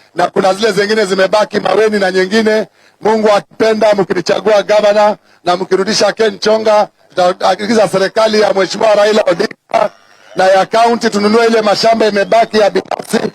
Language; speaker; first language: Swahili; native; Swahili